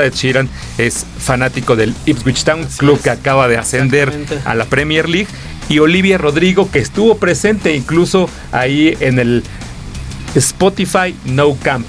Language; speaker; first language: Spanish; native; Spanish